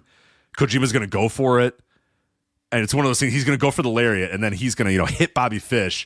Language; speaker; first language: English; native; English